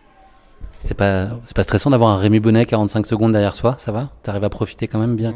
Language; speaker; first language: French; native; French